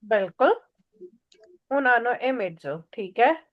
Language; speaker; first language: Italian; non-native, fluent; Hindi